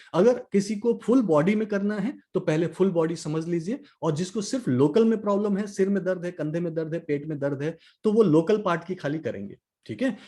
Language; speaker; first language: Hindi; non-native, local second language; Nepali